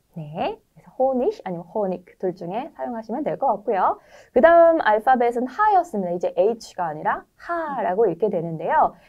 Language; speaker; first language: Korean; native; Korean